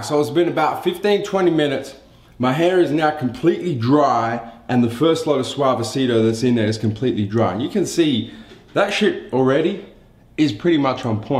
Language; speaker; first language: English; native; English